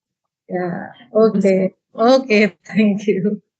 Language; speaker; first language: English; non-native, learner; Indonesian